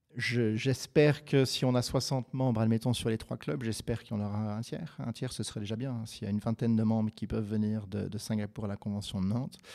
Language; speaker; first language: French; native; French